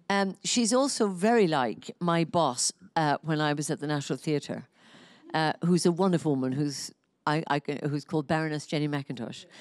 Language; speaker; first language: English; native; English